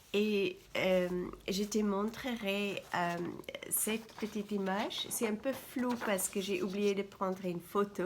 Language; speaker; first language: French; non-native, fluent; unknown